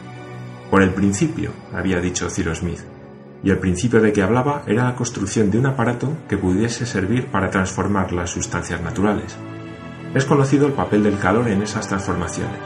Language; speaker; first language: Spanish; native; Spanish